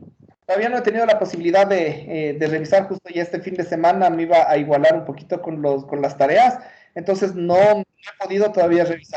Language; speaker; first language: Spanish; native; Spanish